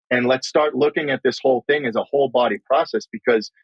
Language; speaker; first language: English; native; English